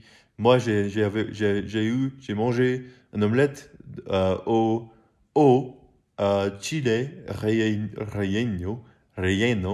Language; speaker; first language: French; non-native, learner; English